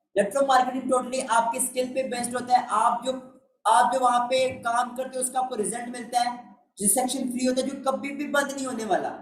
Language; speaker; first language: Urdu; non-native, local second language; Punjabi